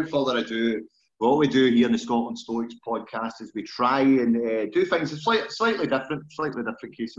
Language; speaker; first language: English; native; English